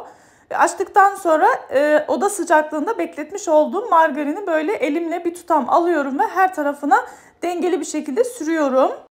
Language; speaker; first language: Turkish; native; Turkish